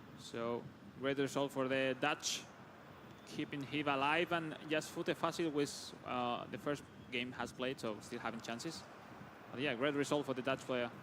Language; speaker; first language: English; non-native, fluent; Spanish